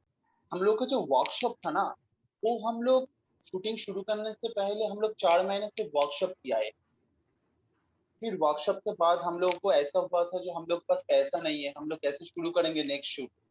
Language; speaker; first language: Hindi; non-native, local second language; Bangla